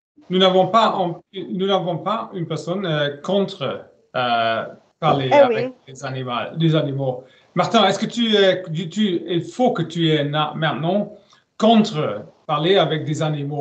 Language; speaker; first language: French; non-native, learner; German